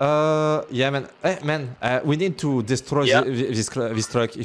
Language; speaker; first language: English; non-native, learner; French